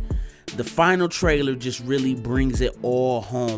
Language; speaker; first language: English; native; English